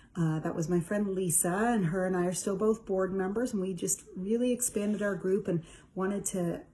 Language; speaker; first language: English; native; English